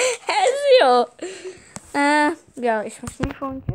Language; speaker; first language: Hungarian; early bilingual, heritage; Hungarian